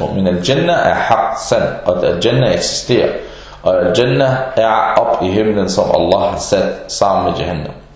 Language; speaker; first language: Danish; early bilingual, other home language; Arabic